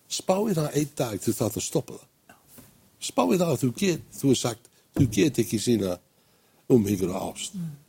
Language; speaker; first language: Icelandic; non-native, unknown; English